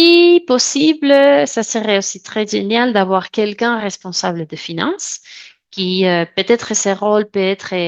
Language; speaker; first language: French; non-native, fluent; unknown